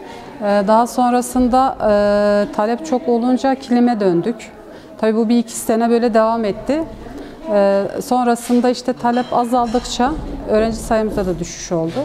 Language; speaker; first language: Turkish; native; Turkish